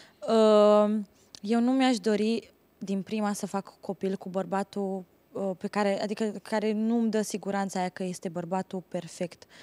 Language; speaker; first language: Romanian; native; Romanian